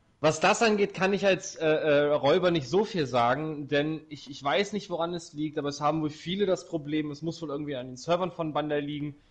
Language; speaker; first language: German; native; German